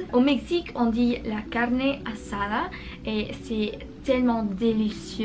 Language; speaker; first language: French; non-native, learner; Spanish